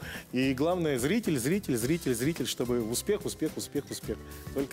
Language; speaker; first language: Russian; native; Russian